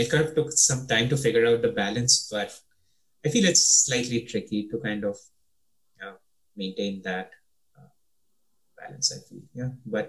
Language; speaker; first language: English; native; English